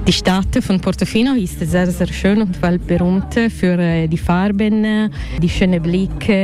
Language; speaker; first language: German; non-native, learner; Italian